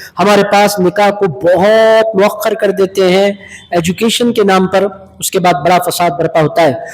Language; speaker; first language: Urdu; native; Urdu